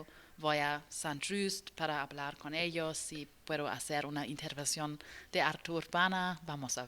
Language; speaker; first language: Spanish; non-native, learner; German